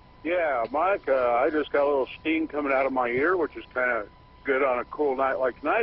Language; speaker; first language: English; native; English